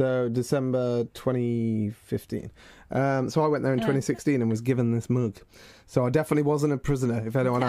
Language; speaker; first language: English; native; English